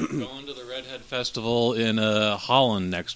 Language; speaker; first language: English; native; English